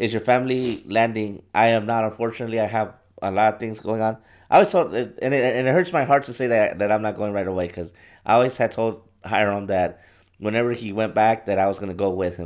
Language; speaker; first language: English; early bilingual, other home language; Spanish